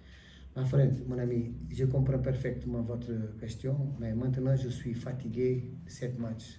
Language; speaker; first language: French; non-native, learner; Portuguese